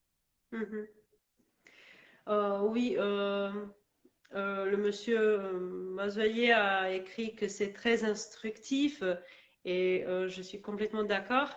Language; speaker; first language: French; non-native, learner; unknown